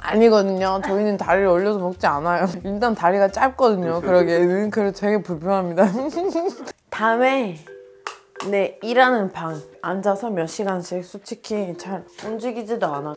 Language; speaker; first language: Korean; non-native, fluent; Georgian